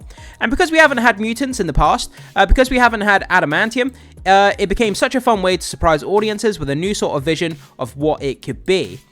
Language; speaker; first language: English; native; English